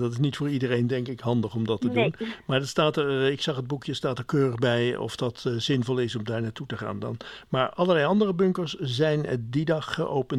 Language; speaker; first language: Dutch; native; Dutch